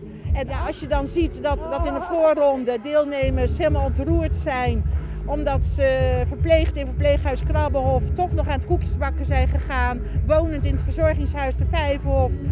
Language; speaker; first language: Dutch; native; Dutch